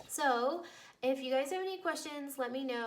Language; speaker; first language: English; native; English